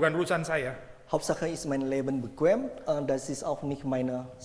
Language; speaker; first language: German; non-native, fluent; Indonesian